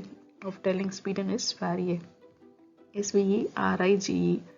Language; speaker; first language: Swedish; non-native, fluent; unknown